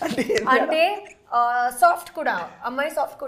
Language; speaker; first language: Telugu; non-native, learner; Hindi